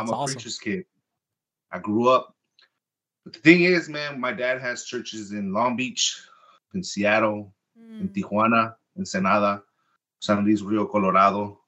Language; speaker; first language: English; early bilingual, other home language; Spanish